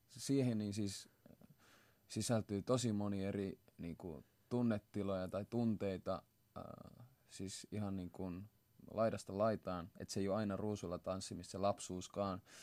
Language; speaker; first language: Finnish; early bilingual, other home language; Swahili